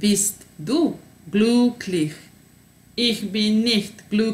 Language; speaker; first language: German; non-native, fluent; Serbian